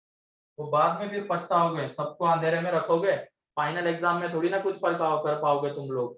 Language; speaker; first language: Hindi; native; Hindi